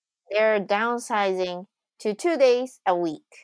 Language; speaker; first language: English; non-native, fluent; Japanese